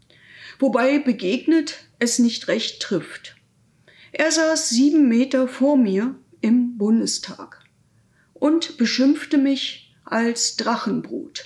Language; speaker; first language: German; native; German